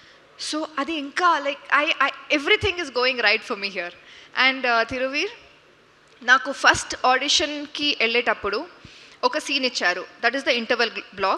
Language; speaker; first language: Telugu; non-native, learner; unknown